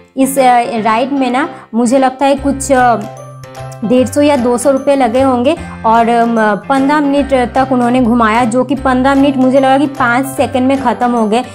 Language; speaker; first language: Hindi; non-native, local second language; Bangla